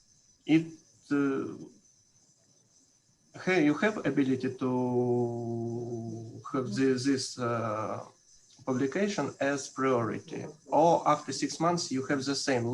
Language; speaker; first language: English; non-native, learner; Russian